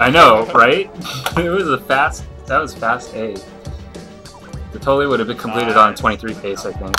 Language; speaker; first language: English; native; English